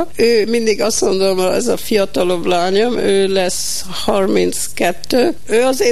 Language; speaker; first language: Hungarian; early bilingual, heritage; Hungarian